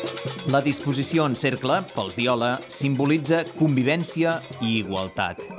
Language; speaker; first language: Catalan; native; Catalan